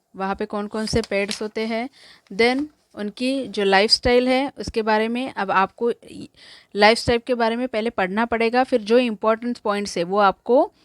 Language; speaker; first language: Hindi; non-native, local second language; Marathi